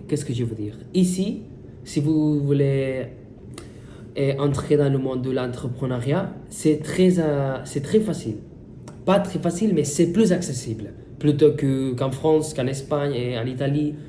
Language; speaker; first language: French; non-native, fluent; Spanish